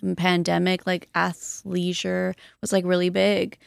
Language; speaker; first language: English; native; English